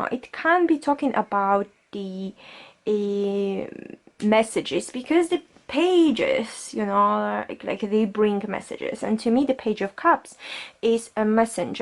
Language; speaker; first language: English; non-native, fluent; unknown